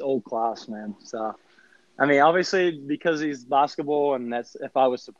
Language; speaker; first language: English; native; English